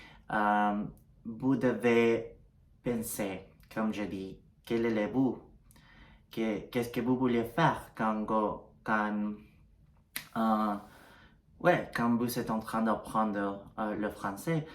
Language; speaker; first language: French; non-native, learner; Spanish